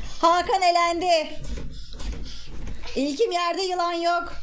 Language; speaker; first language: Turkish; native; Turkish